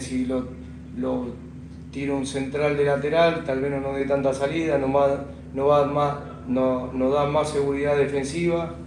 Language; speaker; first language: Spanish; native; Spanish